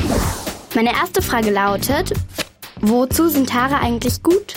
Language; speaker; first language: German; native; German